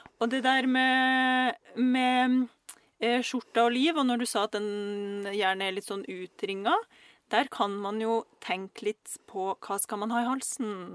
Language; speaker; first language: Norwegian; early bilingual, other home language; Russian